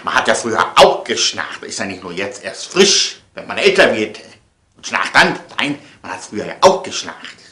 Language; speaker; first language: German; native; German